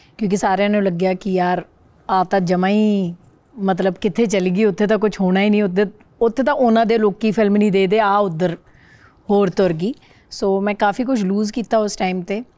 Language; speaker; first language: Punjabi; non-native, local second language; Hindi